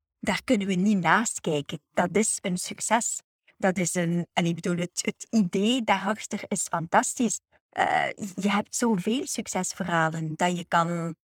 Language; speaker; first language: Dutch; native; Dutch